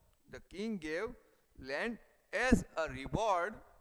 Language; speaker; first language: English; non-native, local second language; Gujarati